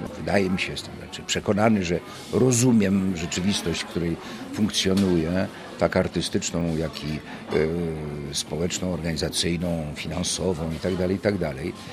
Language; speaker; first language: Polish; native; Polish